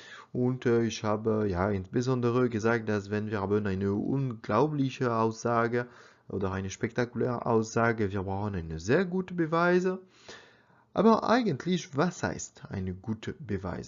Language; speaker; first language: German; non-native, learner; French